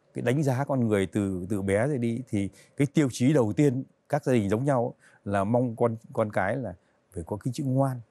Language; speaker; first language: Vietnamese; native; Vietnamese